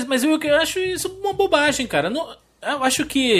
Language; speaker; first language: Portuguese; native; Portuguese